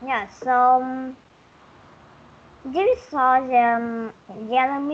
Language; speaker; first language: English; non-native, learner; Vietnamese